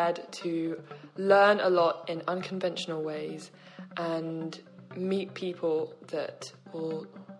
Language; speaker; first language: English; native; English